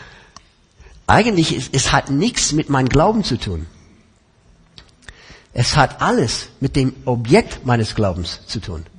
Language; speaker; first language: German; non-native, fluent; English